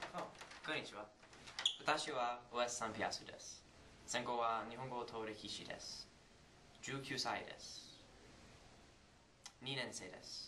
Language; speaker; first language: Japanese; non-native, learner; English